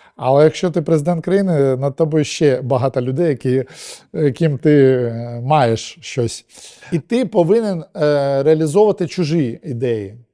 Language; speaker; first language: Ukrainian; non-native, local second language; Russian